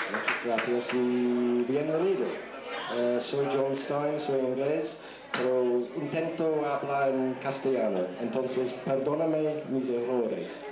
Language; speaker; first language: Spanish; non-native, learner; English